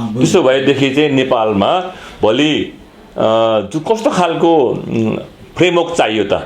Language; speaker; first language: Nepali; non-native, local second language; Eastern Tamang